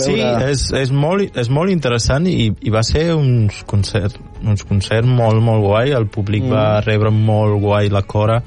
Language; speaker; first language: Catalan; non-native, fluent; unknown